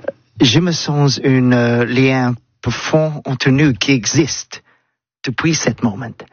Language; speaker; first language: French; non-native, learner; English